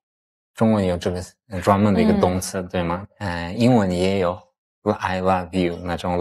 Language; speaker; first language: Chinese; non-native, fluent; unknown